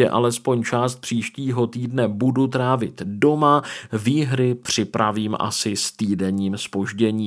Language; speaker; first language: Czech; native; Czech